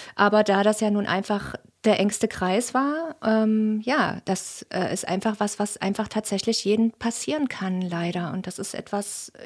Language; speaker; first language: German; native; German